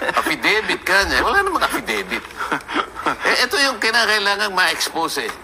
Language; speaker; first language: Filipino; non-native, local second language; Pampanga